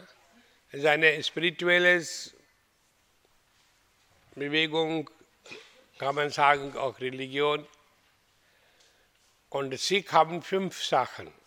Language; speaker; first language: German; non-native, fluent; Hindi